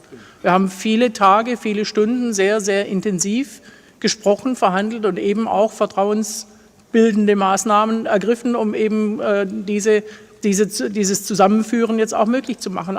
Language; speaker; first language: German; native; German